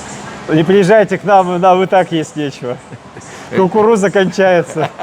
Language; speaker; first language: Russian; native; Russian